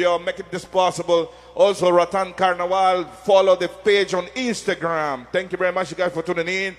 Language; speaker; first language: English; native; English